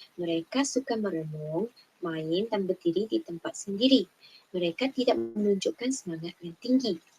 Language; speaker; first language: Malay; non-native, local second language; Chinese